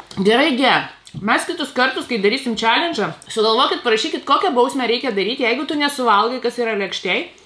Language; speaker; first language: Lithuanian; native; Lithuanian